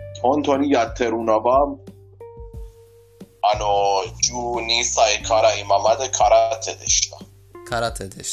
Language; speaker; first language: Japanese; non-native, learner; Persian